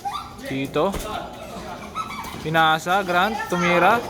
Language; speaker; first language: Filipino; non-native, local second language; Bikol